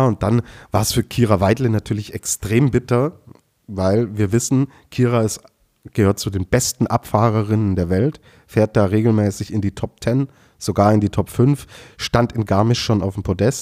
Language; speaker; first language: German; native; German